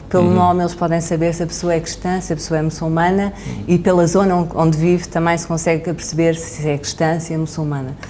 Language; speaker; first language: Portuguese; native; Portuguese